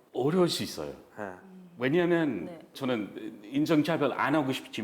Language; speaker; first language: Korean; non-native, fluent; English